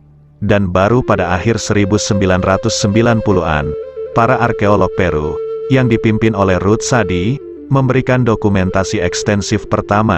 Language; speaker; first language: Indonesian; native; Indonesian